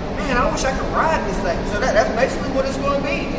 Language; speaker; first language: English; native; English